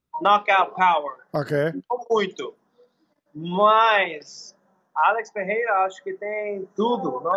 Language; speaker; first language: Portuguese; non-native, learner; English